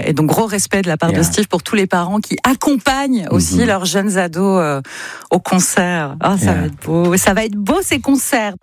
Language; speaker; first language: French; native; French